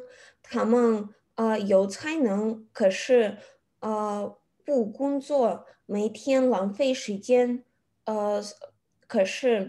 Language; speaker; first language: Chinese; non-native, learner; Russian